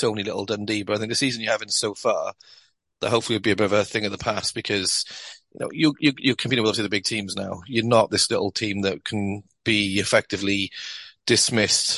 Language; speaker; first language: English; native; English